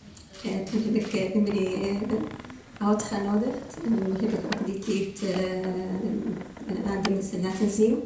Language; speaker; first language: Dutch; non-native, learner; Arabic